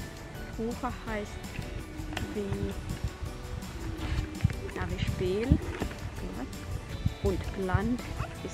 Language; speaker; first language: German; non-native, fluent; Finnish